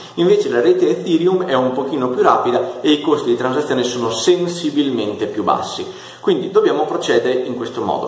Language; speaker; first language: Italian; native; Italian